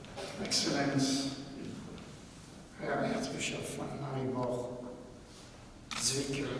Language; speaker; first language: German; non-native, fluent; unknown